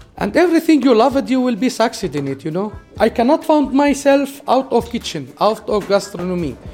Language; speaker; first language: English; non-native, fluent; Arabic